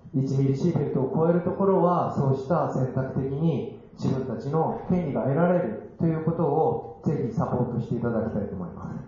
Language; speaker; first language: Japanese; native; Japanese